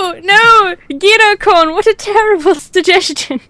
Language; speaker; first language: English; native; English